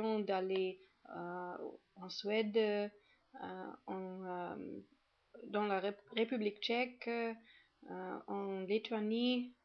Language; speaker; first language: French; non-native, fluent; German